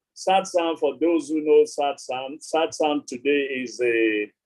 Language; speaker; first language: English; non-native, local second language; Yoruba